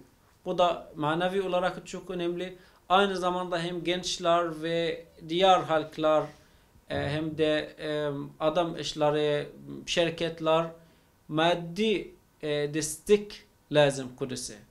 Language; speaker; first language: Turkish; non-native, fluent; Arabic